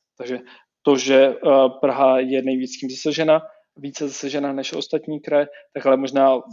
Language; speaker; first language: Czech; native; Czech